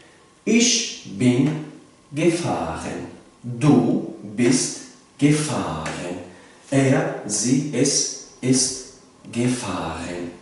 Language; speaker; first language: German; non-native, fluent; Tajik